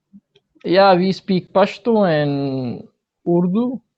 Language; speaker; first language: English; non-native, learner; Pashto